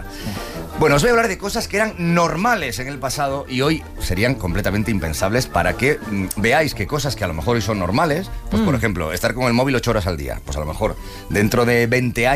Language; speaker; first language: Spanish; native; Spanish